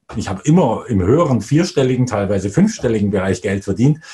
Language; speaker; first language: German; native; German